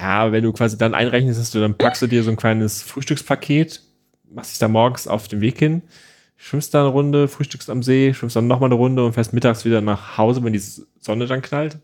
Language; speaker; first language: German; native; German